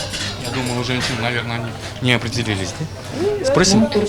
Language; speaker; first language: Russian; native; Russian